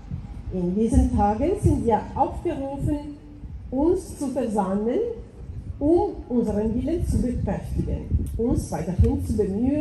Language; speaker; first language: German; non-native, fluent; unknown